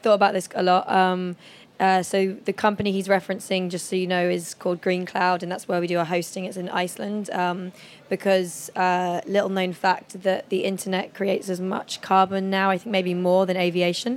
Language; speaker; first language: English; native; English